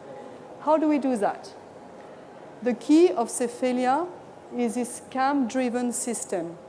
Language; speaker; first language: English; non-native, fluent; French